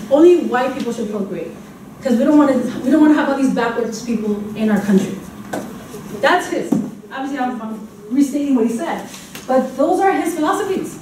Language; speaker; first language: English; native; English